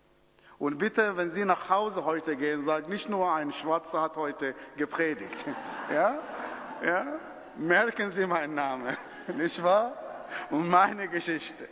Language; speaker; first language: German; non-native, fluent; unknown